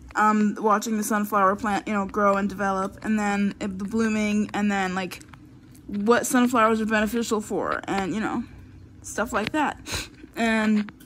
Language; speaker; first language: English; native; English